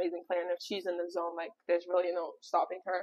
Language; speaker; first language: English; non-native, fluent; German